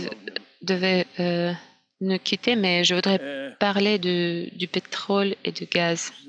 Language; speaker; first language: French; non-native, fluent; Russian